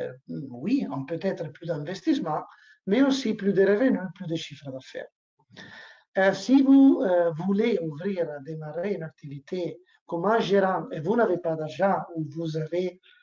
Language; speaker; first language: French; non-native, learner; Italian